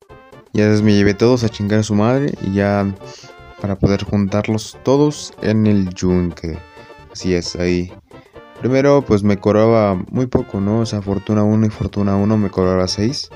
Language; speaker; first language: Spanish; native; Spanish